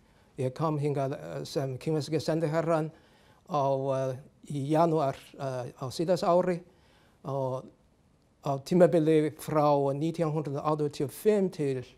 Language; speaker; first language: Icelandic; non-native, learner; Chinese